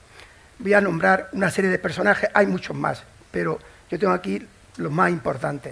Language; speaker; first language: Spanish; native; Spanish